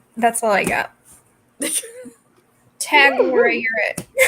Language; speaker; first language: English; native; English